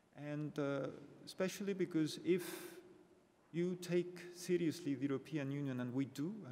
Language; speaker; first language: English; non-native, fluent; Spanish